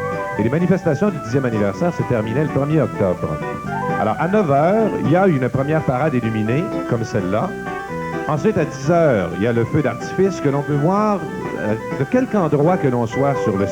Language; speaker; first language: French; native; French